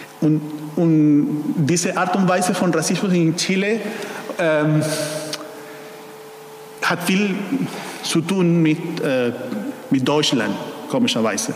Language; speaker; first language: German; non-native, fluent; Spanish